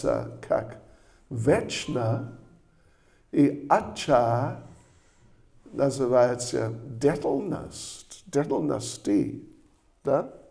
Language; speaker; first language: Russian; non-native, learner; English